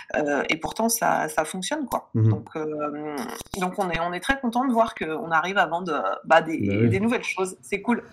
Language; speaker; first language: French; native; French